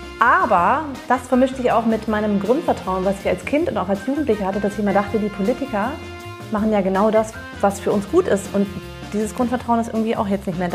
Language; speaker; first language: German; early bilingual, other home language; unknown